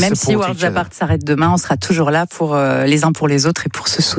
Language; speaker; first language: French; native; French